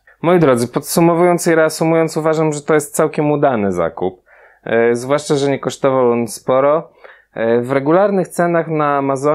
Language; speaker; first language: Polish; native; Polish